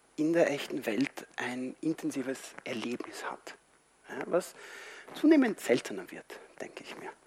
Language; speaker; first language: German; non-native, fluent; Spanish